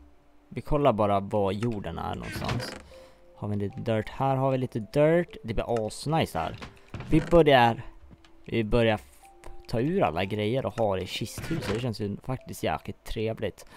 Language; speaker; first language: Swedish; native; Swedish